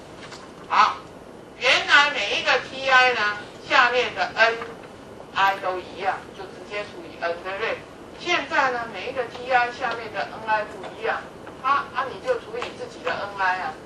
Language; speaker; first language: Chinese; native; Chinese